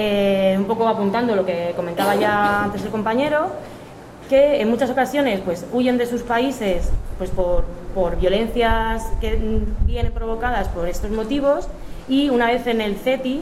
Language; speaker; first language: Spanish; native; Spanish